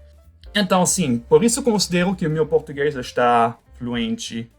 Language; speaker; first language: Portuguese; non-native, fluent; French